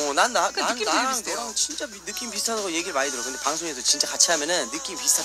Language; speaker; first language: Korean; native; Korean